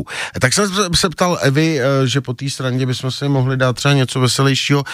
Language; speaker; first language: Czech; native; Czech